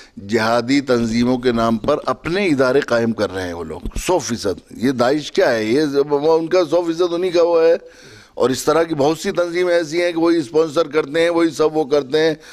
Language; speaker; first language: Urdu; native; Urdu